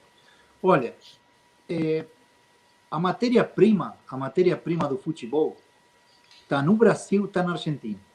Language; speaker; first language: Portuguese; non-native, fluent; Spanish